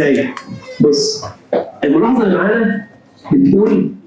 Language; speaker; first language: Arabic; native; Arabic